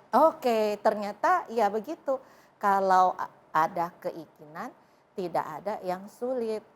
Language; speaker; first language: Indonesian; native; Indonesian